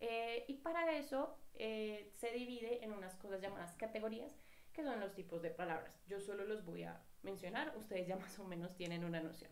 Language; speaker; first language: Spanish; native; Spanish